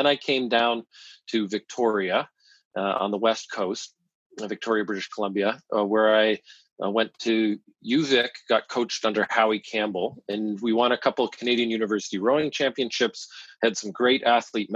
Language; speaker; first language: English; native; English